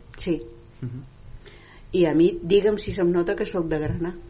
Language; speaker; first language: Catalan; non-native, local second language; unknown